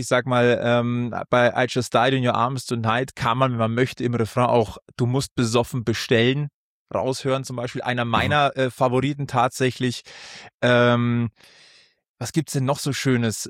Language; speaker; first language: German; native; German